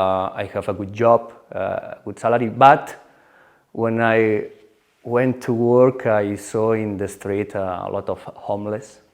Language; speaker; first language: English; non-native, learner; Spanish